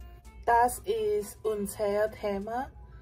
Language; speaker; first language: German; non-native, learner; Chinese